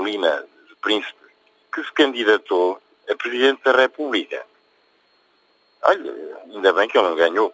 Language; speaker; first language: Portuguese; native; Portuguese